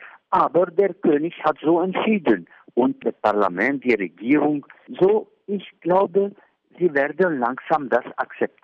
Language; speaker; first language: German; non-native, fluent; Arabic